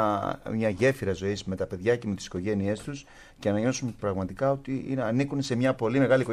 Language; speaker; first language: Greek; native; Greek